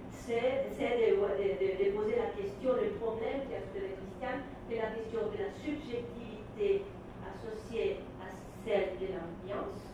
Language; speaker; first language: French; non-native, fluent; Portuguese